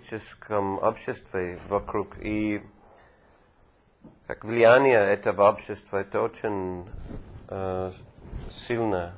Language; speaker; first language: Russian; non-native, fluent; English